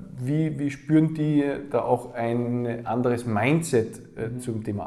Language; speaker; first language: German; native; German